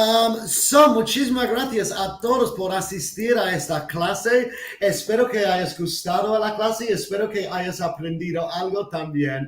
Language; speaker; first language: Spanish; non-native, fluent; English